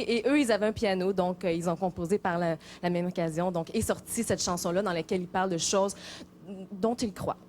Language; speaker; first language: French; native; French